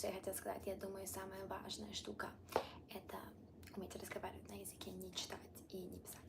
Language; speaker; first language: Russian; early bilingual, heritage; Italian